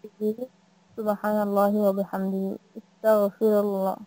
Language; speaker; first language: Arabic; non-native, learner; Bangla